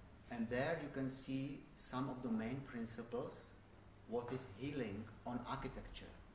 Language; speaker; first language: English; non-native, fluent; Czech